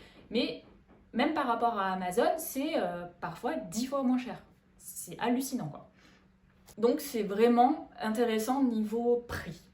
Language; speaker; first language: French; native; French